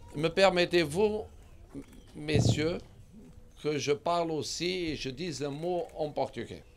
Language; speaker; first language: French; non-native, fluent; Portuguese